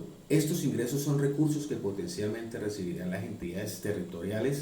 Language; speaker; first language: Spanish; native; Spanish